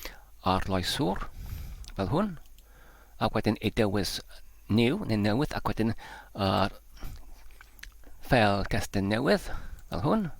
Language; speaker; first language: Welsh; non-native, learner; Polish